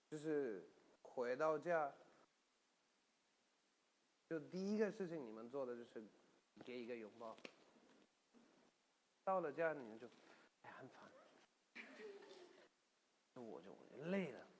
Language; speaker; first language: Chinese; non-native, fluent; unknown